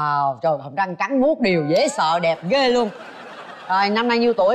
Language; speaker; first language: Vietnamese; native; Vietnamese